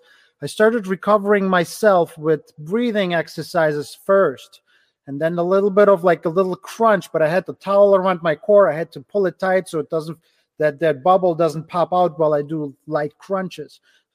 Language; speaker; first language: English; non-native, fluent; Ukrainian